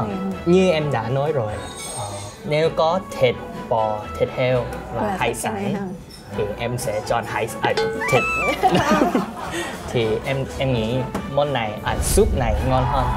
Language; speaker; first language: Vietnamese; non-native, fluent; Korean